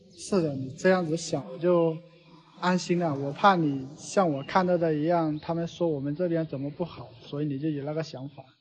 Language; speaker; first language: Chinese; native; Chinese